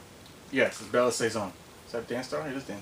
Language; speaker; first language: English; native; English